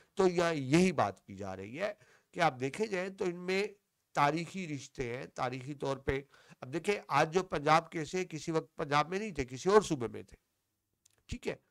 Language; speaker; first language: Urdu; non-native, local second language; Punjabi